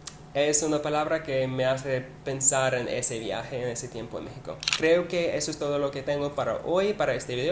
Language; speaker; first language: Spanish; non-native, learner; English